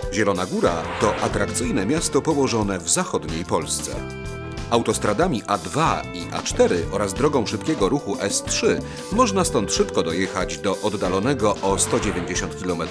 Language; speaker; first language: Polish; native; Polish